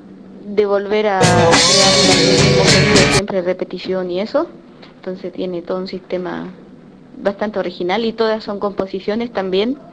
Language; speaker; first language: Spanish; non-native, fluent; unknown